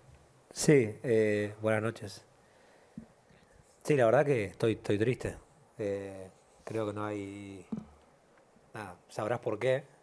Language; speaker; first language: Spanish; native; Spanish